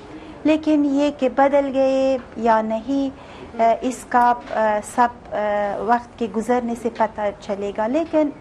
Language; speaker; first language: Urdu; non-native, fluent; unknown